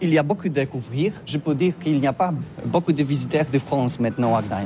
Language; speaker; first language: French; non-native, learner; Polish